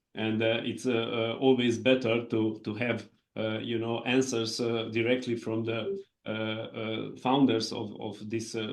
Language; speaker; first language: English; non-native, fluent; Hungarian